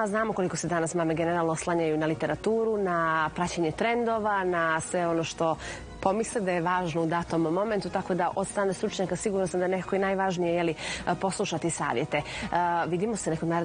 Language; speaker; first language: Serbian; native; Serbian